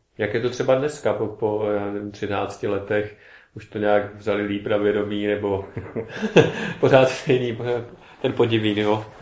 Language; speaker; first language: Czech; native; Czech